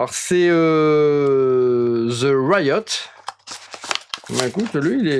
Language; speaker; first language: French; native; French